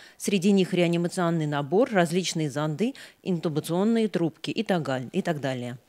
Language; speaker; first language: Russian; non-native, local second language; Armenian